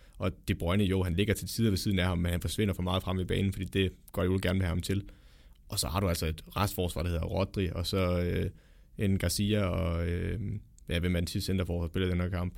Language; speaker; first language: Danish; native; Danish